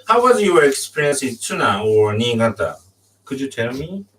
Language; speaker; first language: English; non-native, learner; Japanese